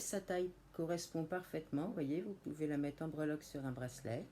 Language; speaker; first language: French; native; French